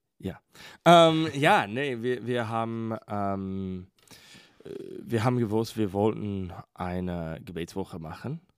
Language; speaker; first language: German; non-native, fluent; English